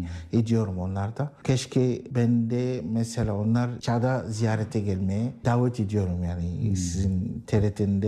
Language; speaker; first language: Turkish; non-native, fluent; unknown